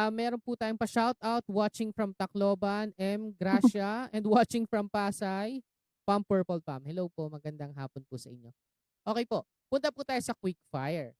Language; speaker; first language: Filipino; native; Filipino